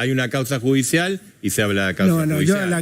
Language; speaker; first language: Spanish; native; Spanish